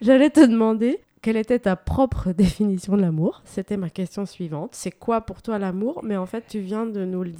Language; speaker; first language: French; native; French